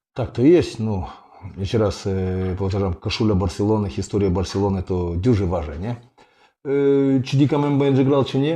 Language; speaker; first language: Polish; non-native, fluent; Russian